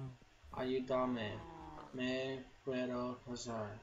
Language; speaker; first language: Spanish; non-native, learner; English